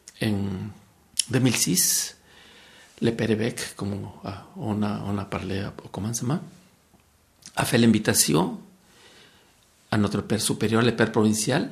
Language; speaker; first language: French; non-native, fluent; Spanish